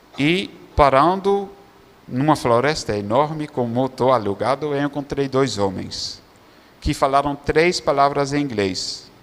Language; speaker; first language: Portuguese; non-native, fluent; Dutch